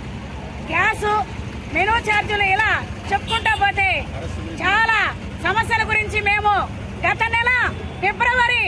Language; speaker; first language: Telugu; native; Telugu